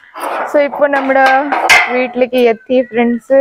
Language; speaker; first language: Malayalam; non-native, local second language; Hindi